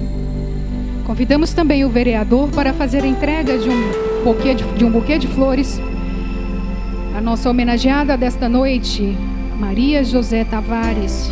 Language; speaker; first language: Portuguese; native; Portuguese